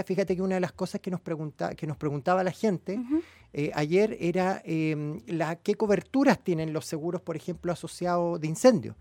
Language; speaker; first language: Spanish; native; Spanish